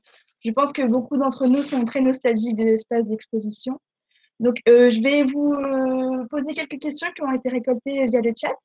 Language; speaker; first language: French; native; French